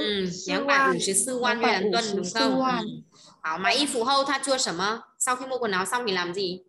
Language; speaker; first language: Vietnamese; native; Vietnamese